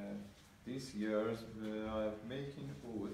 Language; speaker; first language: English; non-native, learner; Persian